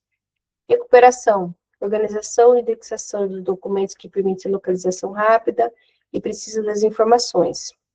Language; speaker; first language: Portuguese; native; Portuguese